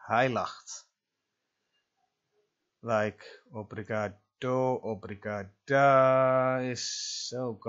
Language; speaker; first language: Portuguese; non-native, learner; Dutch